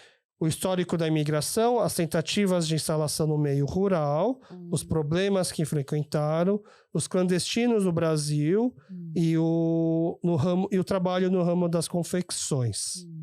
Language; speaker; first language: Portuguese; early bilingual, other home language; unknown